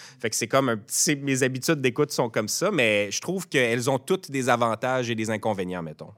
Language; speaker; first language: French; native; French